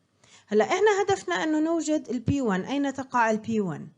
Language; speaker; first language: Arabic; native; Arabic